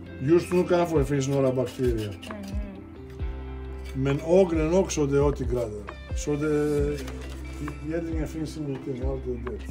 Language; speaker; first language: Swedish; non-native, fluent; Portuguese